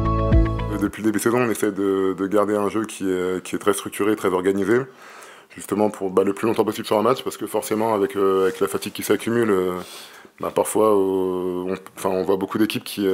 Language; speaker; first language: French; native; French